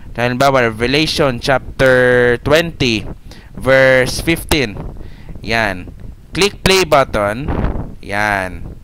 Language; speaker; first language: Filipino; non-native, local second language; Hiligaynon